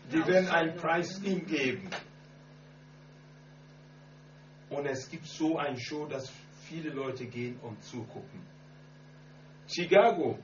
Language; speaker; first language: German; non-native, learner; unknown